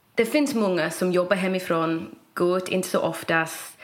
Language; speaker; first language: Swedish; non-native, fluent; English